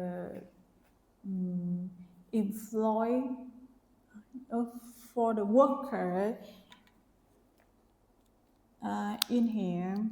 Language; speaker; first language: English; non-native, learner; Vietnamese